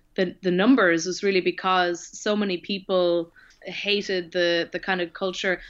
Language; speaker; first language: English; native; English